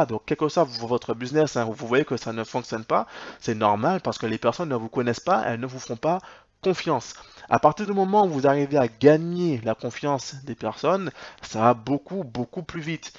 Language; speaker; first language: French; native; French